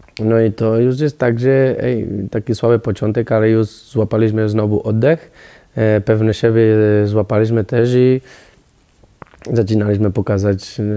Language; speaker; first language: Polish; non-native, learner; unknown